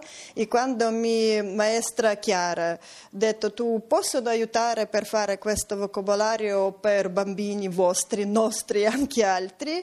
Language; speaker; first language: Italian; non-native, learner; Ukrainian